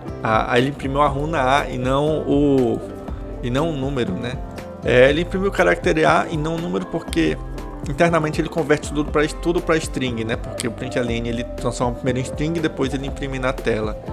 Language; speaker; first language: Portuguese; native; Portuguese